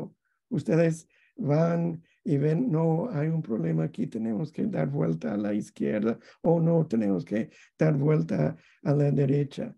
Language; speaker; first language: Spanish; non-native, fluent; English